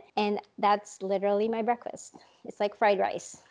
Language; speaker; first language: English; non-native, local second language; Filipino